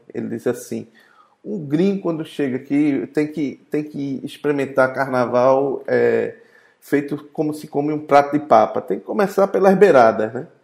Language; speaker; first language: Portuguese; native; Portuguese